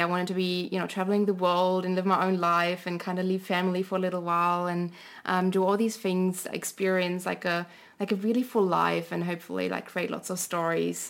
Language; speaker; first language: English; non-native, fluent; German